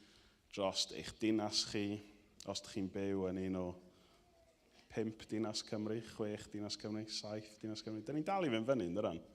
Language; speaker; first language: Welsh; native; Welsh